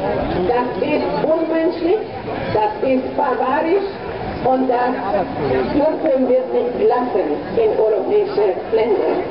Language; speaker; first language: German; non-native, fluent; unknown